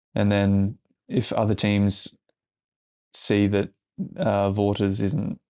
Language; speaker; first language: English; native; English